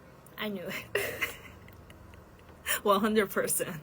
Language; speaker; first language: English; non-native, learner; Korean